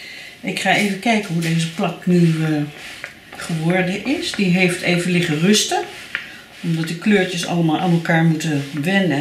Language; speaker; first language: Dutch; native; Dutch